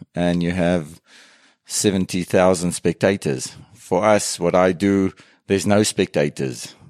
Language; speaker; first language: English; non-native, fluent; French